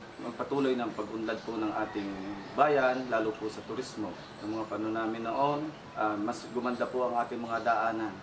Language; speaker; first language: Filipino; native; Filipino